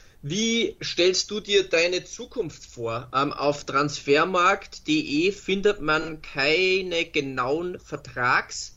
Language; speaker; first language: German; native; German